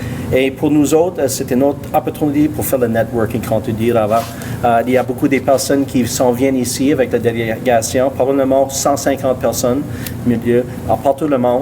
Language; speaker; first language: French; non-native, local second language; English